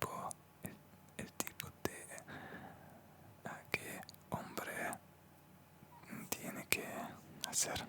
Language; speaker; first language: Spanish; non-native, learner; Russian